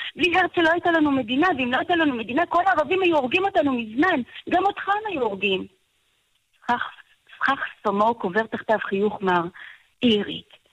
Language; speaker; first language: Hebrew; native; Hebrew